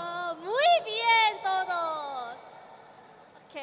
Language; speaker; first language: Spanish; non-native, learner; Korean